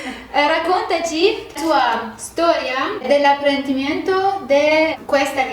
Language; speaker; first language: Italian; non-native, learner; Persian